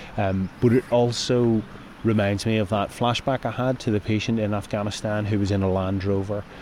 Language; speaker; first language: English; native; English